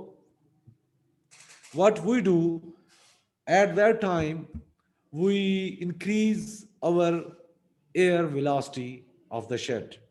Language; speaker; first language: English; non-native, local second language; Urdu